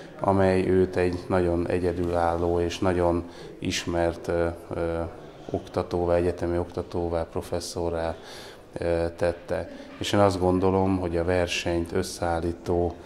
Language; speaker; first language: Hungarian; native; Hungarian